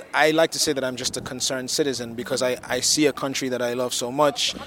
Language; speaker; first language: English; non-native, local second language; Yoruba